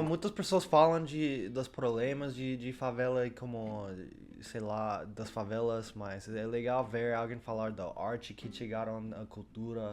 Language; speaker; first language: Portuguese; non-native, learner; English